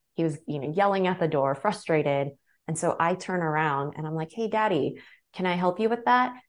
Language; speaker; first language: English; native; English